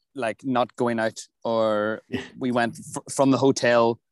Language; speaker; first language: English; native; English